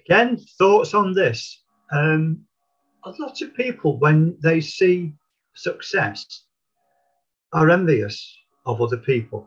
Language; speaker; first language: English; native; English